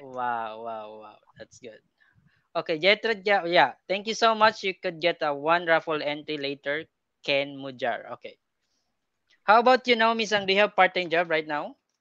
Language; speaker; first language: English; non-native, local second language; Filipino